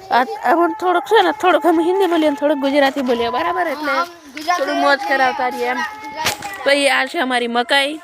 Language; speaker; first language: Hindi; non-native, local second language; Gujarati